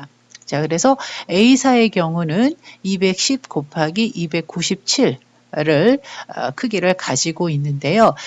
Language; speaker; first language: Korean; native; Korean